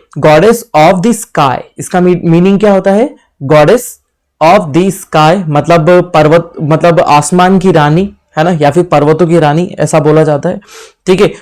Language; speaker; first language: Hindi; native; Hindi